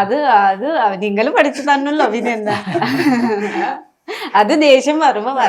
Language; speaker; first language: Malayalam; non-native, learner; Nepali